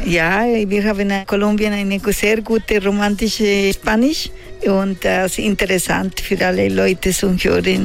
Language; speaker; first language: German; non-native, learner; Spanish